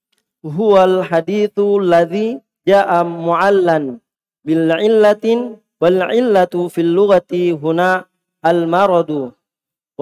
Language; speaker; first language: Arabic; non-native, fluent; Indonesian